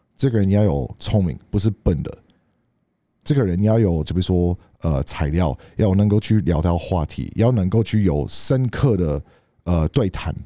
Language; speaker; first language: Chinese; native; Chinese